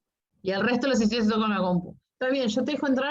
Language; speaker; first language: Spanish; native; Spanish